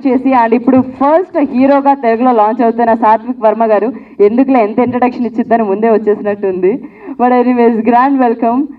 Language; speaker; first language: Telugu; native; Telugu